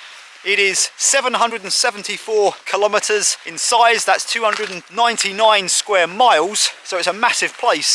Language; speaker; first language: English; native; English